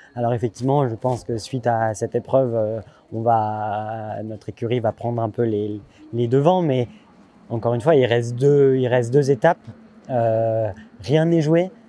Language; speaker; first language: French; native; French